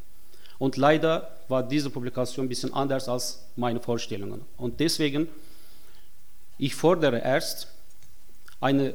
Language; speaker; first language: German; non-native, fluent; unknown